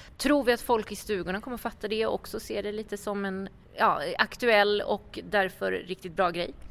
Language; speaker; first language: Swedish; native; Swedish